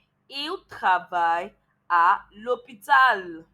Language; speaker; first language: French; non-native, learner; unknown